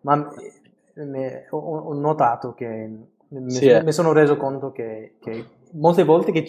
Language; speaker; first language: Italian; non-native, fluent; English